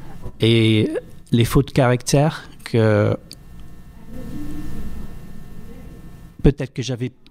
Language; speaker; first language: French; non-native, fluent; English